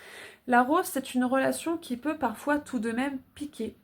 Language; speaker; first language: French; native; French